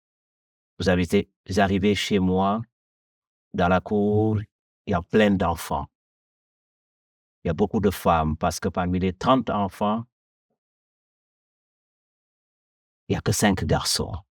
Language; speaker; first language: French; non-native, local second language; Wolof